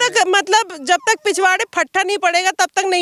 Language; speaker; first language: Hindi; native; Hindi